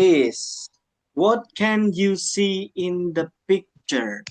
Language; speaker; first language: English; non-native, fluent; Indonesian